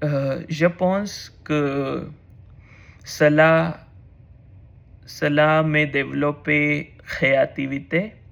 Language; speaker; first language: French; non-native, learner; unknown